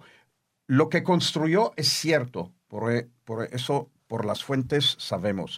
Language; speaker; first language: Spanish; non-native, fluent; Hebrew